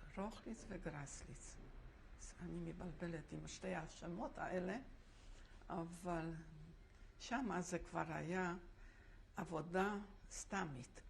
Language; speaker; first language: Hebrew; non-native, fluent; Polish